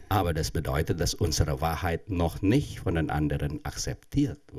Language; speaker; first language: German; non-native, fluent; Indonesian